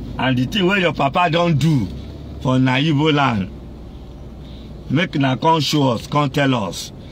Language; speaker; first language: Nigerian Pidgin; non-native, local second language; Yoruba